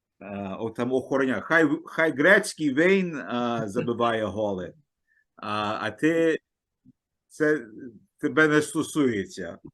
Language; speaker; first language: Ukrainian; early bilingual, heritage; Ukrainian